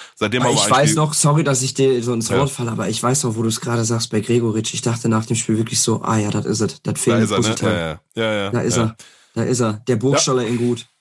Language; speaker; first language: German; native; German